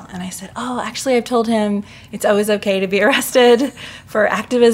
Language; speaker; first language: English; native; English